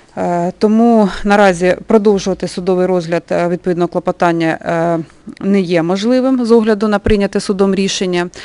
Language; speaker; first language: Ukrainian; native; Ukrainian